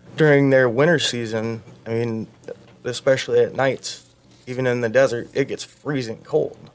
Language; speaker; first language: English; native; English